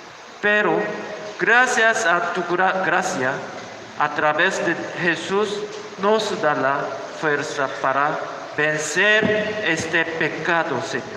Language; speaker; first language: Spanish; non-native, learner; Korean